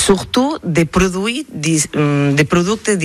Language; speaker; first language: French; non-native, learner; Catalan